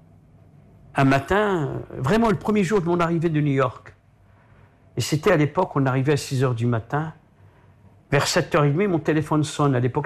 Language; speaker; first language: French; non-native, local second language; Arabic